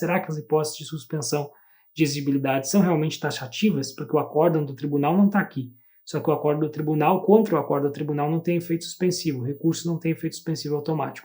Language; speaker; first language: Portuguese; native; Portuguese